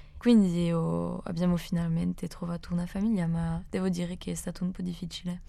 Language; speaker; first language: Italian; non-native, fluent; French